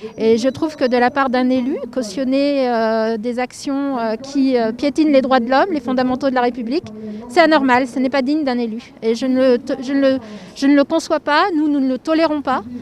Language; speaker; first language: French; native; French